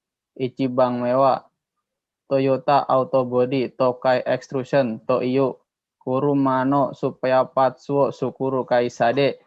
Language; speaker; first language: Japanese; non-native, learner; Indonesian